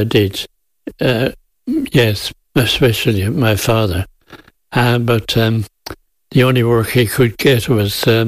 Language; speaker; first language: English; native; English